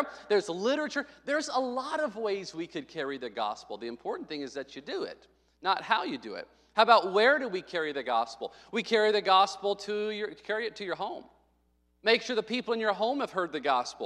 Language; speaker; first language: English; native; English